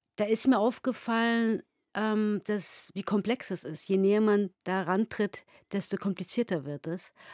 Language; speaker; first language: German; early bilingual, other home language; Turkish